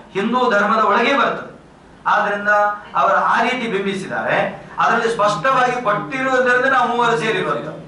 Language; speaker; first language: Kannada; non-native, local second language; Tulu